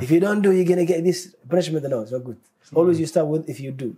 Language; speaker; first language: English; non-native, fluent; Somali